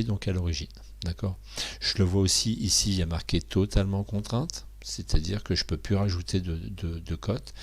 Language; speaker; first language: French; native; French